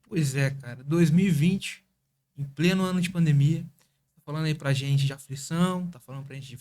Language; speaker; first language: Portuguese; native; Portuguese